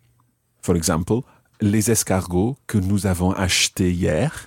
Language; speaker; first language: French; non-native, fluent; English